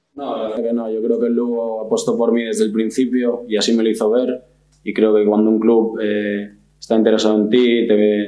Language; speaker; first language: Spanish; native; Spanish